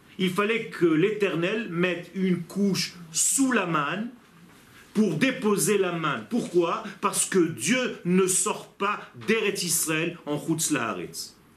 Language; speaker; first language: French; non-native, fluent; Hebrew